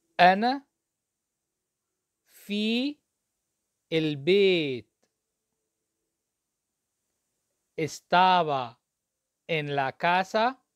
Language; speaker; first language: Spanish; non-native, fluent; Arabic